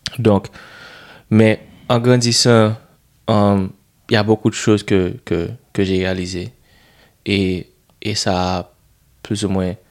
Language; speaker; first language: French; non-native, local second language; Haitian Creole